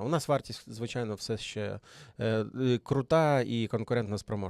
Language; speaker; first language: Ukrainian; native; Ukrainian